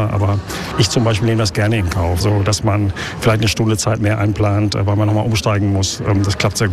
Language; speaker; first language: German; native; German